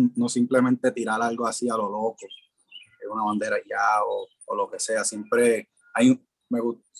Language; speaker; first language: Spanish; early bilingual, heritage; Spanish